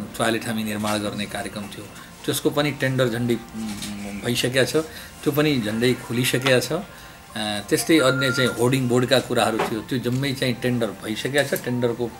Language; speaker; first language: Nepali; non-native, local second language; Bhojpuri